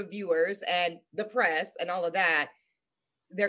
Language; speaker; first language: English; native; English